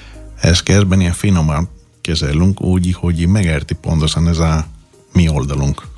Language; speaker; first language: Hungarian; non-native, fluent; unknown